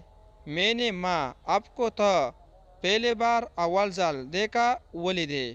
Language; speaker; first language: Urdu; non-native, fluent; Pashto